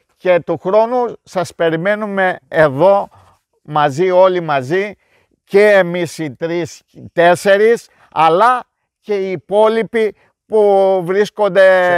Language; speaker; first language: Greek; native; Greek